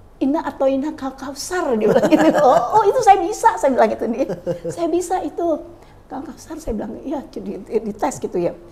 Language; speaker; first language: Indonesian; native; Indonesian